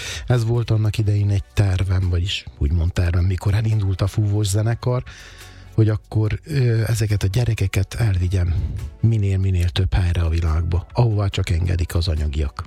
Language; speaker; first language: Hungarian; native; Hungarian